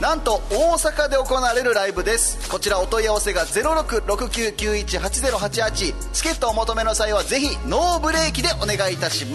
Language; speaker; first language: Japanese; native; Japanese